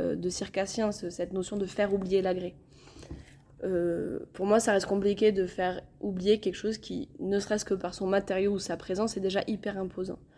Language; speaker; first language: French; native; French